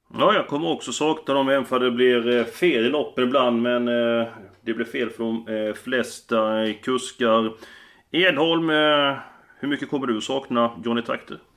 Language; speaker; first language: Swedish; native; Swedish